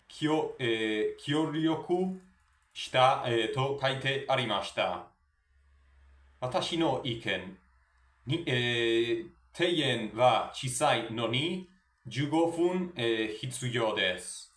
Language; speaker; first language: Japanese; non-native, learner; Spanish